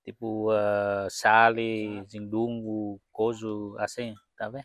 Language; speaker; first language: Portuguese; non-native, learner; Vietnamese